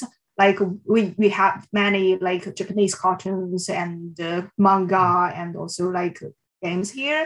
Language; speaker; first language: English; non-native, fluent; Chinese